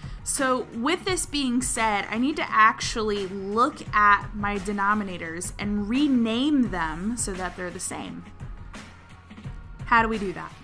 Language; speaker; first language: English; native; English